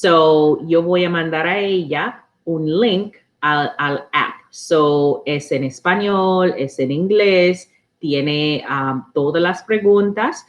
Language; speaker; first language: Spanish; non-native, learner; English